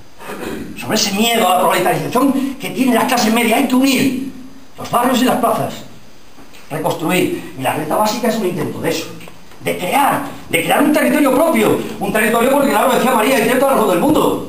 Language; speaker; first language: Spanish; native; Spanish